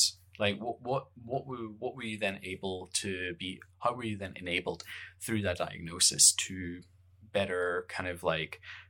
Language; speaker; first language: English; native; English